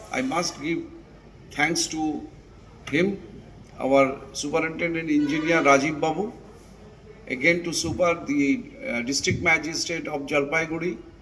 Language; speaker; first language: English; non-native, local second language; Bangla